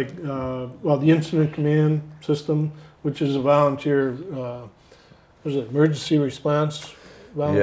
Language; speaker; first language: English; native; English